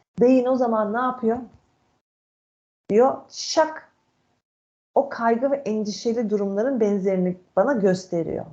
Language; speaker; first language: Turkish; native; Turkish